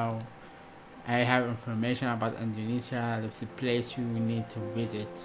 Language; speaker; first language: English; non-native, learner; Arabic